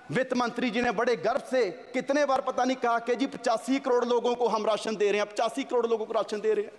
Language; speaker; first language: Hindi; native; Hindi